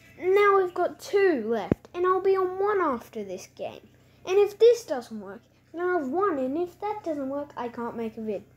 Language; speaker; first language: English; native; English